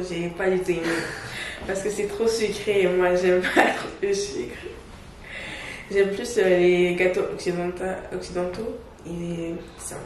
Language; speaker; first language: French; non-native, local second language; Wolof